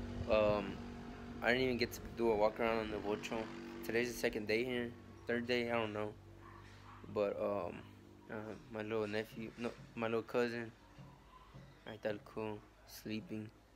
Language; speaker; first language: English; early bilingual, other home language; Spanish